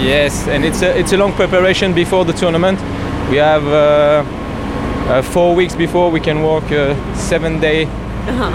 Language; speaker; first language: English; non-native, learner; French